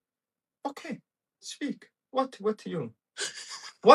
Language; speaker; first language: English; non-native, learner; Arabic